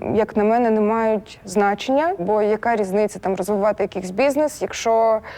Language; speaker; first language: Ukrainian; non-native, local second language; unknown